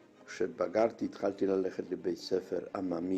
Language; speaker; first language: Hebrew; non-native, fluent; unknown